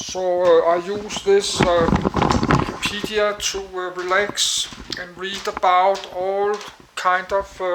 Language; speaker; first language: English; non-native, learner; Danish